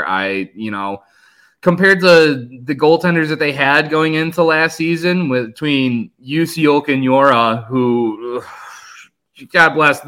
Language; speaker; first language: English; native; English